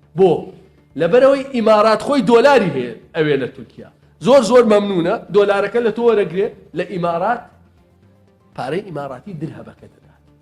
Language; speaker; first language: Central Kurdish; native; Central Kurdish